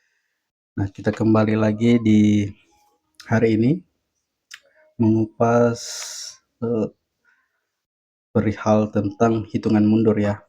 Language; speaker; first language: Indonesian; native; Indonesian